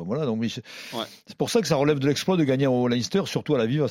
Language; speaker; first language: French; native; French